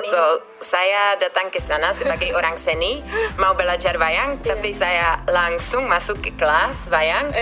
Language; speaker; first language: Indonesian; non-native, fluent; Czech